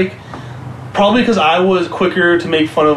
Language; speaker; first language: English; native; English